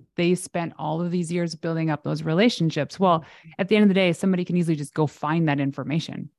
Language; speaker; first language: English; native; English